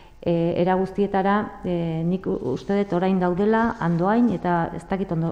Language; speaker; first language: Basque; native; Basque